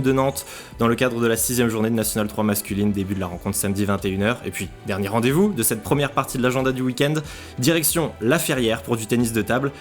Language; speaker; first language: French; native; French